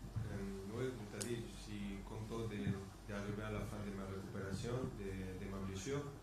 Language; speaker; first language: French; non-native, fluent; Spanish